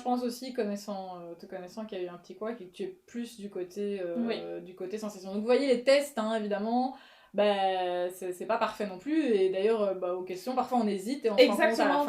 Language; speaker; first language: French; native; French